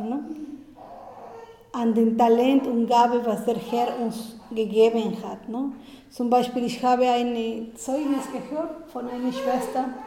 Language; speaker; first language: German; non-native, fluent; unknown